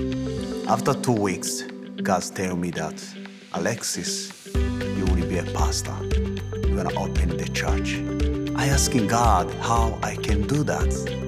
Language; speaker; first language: English; non-native, local second language; Kinyarwanda